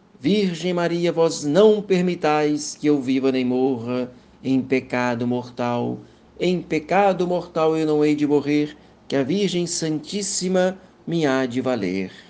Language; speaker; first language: Portuguese; native; Portuguese